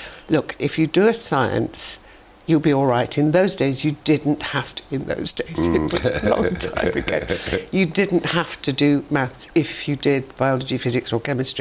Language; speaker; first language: English; native; English